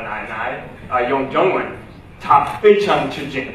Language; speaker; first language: Chinese; non-native, learner; English